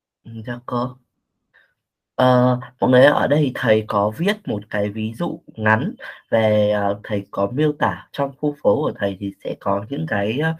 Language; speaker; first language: Vietnamese; native; Vietnamese